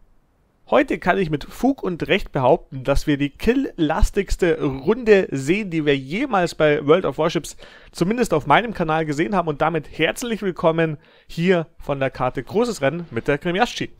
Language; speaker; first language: German; native; German